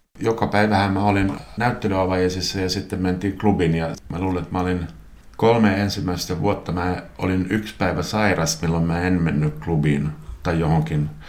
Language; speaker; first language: Finnish; non-native, local second language; Swedish